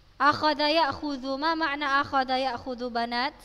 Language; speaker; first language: Arabic; non-native, fluent; Indonesian